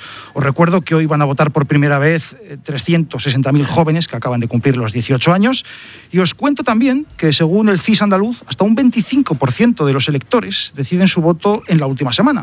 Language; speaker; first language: Spanish; native; Spanish